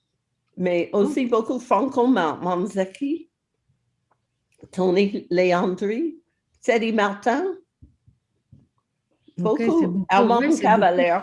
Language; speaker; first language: French; non-native, fluent; English